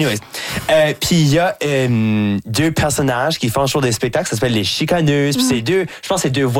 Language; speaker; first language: French; native; French